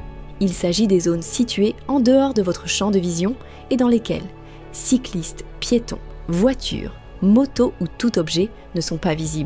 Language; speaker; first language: French; native; French